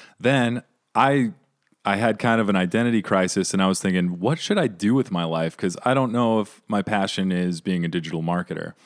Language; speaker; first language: English; native; English